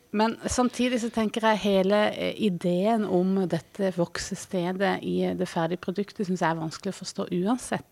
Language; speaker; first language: Norwegian; native; Norwegian